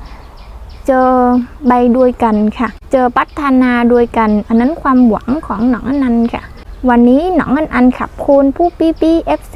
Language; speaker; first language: Thai; non-native, learner; Vietnamese